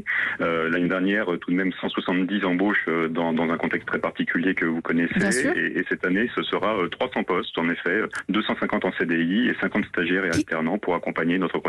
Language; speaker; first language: French; native; French